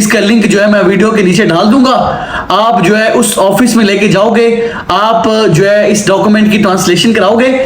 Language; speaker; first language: Urdu; non-native, local second language; Punjabi